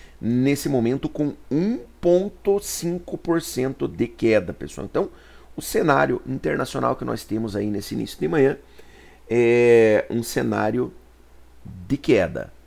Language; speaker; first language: Portuguese; native; Portuguese